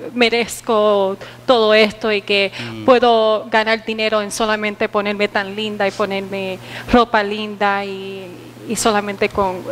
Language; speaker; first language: Spanish; early bilingual, heritage; Spanish